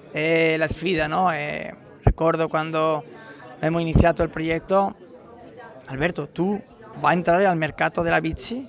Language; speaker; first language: Italian; non-native, learner; Spanish